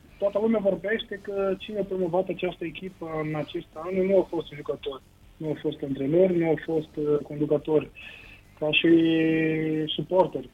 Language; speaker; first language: Romanian; non-native, fluent; Portuguese